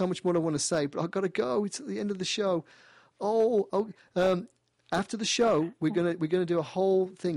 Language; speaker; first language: English; native; English